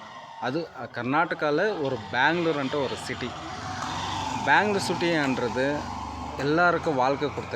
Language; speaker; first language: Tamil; non-native, local second language; Kannada